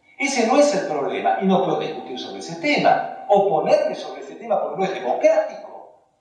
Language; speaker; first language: Spanish; early bilingual, other home language; Hungarian